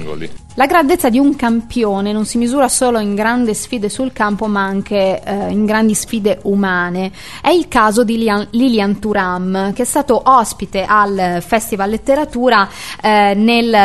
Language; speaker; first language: Italian; native; Italian